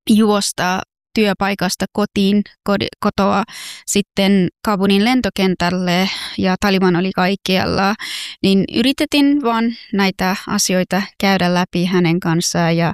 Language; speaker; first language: Finnish; non-native, fluent; Persian